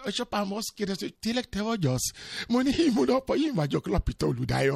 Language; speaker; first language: Hungarian; non-native, learner; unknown